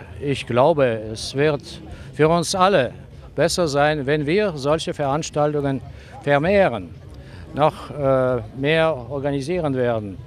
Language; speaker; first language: German; non-native, fluent; Russian